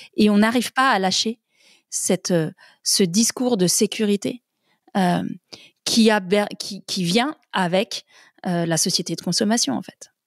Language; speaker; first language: French; native; French